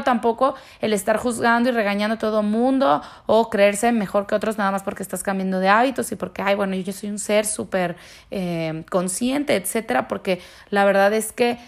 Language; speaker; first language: Spanish; native; Spanish